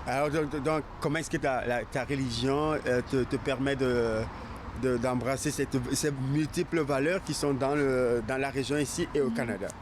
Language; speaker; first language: French; non-native, learner; Thai